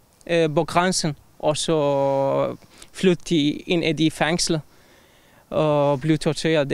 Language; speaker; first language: Danish; non-native, fluent; Arabic